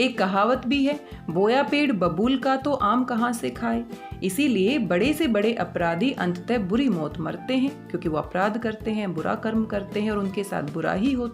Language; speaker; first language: Hindi; native; Hindi